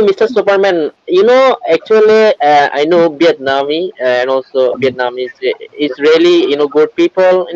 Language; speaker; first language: English; non-native, learner; Bangla